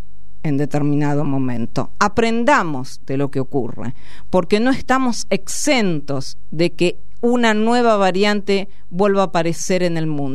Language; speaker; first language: Spanish; native; Spanish